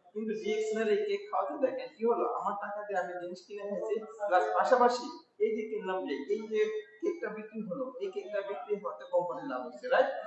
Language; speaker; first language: Bangla; native; Bangla